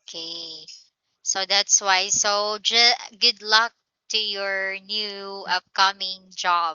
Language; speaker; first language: English; non-native, local second language; Filipino